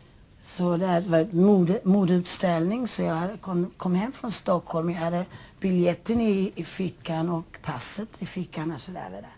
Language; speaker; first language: Swedish; native; Swedish